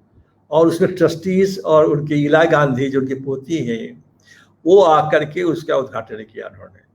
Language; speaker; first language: Hindi; native; Hindi